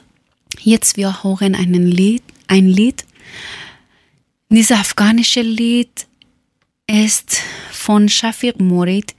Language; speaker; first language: German; non-native, learner; Persian